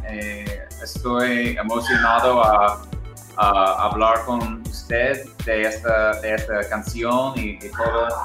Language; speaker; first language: Spanish; non-native, learner; English